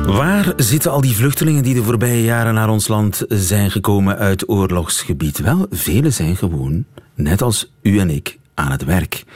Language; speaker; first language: Dutch; native; Dutch